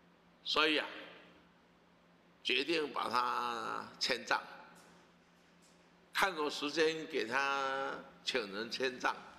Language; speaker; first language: Chinese; native; Chinese